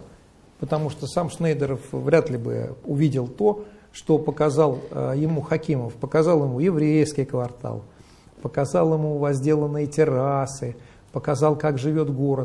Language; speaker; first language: Russian; native; Russian